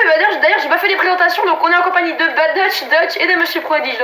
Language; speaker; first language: French; native; French